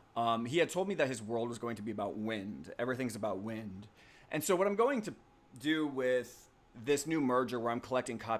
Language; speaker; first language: English; native; English